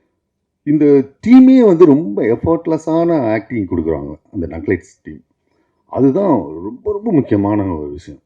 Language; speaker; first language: Tamil; native; Tamil